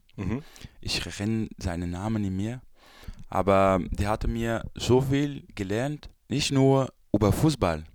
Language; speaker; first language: German; non-native, learner; Portuguese